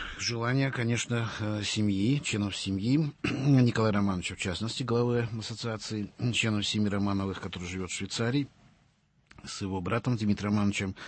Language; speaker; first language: Russian; early bilingual, heritage; Russian